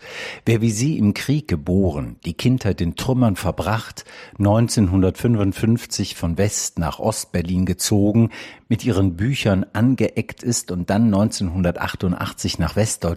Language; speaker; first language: German; native; German